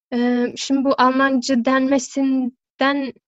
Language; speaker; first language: Turkish; early bilingual, other home language; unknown